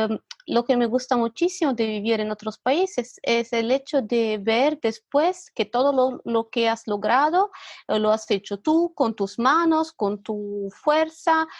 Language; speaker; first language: Spanish; non-native, fluent; Italian